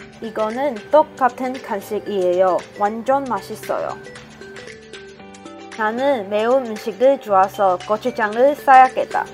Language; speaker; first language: Korean; non-native, learner; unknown